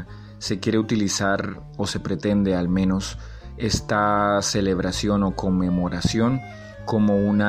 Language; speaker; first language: Spanish; native; Spanish